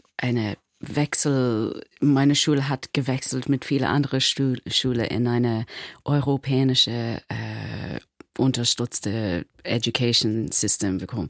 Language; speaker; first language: German; non-native, learner; English